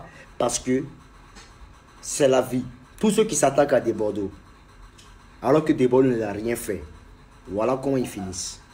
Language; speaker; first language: French; native; French